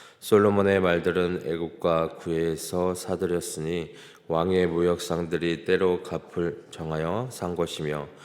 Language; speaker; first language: Korean; native; Korean